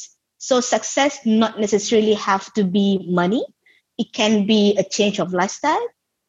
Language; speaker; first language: English; non-native, local second language; Malay